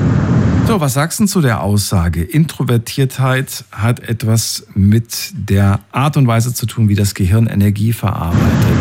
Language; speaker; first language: German; native; German